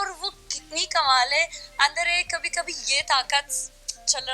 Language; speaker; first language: Hindi; non-native, learner; Arabic